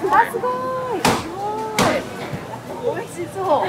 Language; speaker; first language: Japanese; native; Japanese